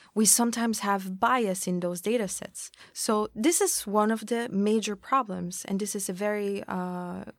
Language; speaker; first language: English; non-native, fluent; German